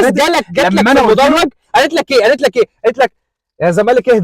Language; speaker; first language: Arabic; native; Arabic